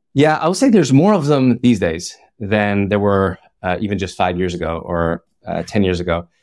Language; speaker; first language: English; native; English